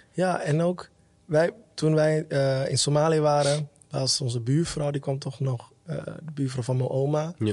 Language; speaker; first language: Dutch; early bilingual, other home language; Somali